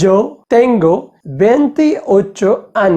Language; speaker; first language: Spanish; non-native, learner; Hindi